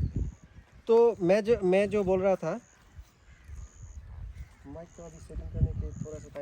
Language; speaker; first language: Hindi; non-native, fluent; Bangla